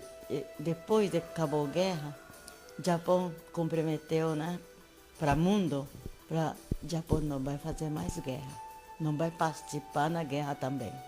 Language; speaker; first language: Portuguese; non-native, learner; Japanese